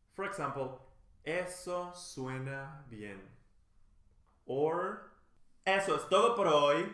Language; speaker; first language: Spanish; non-native, fluent; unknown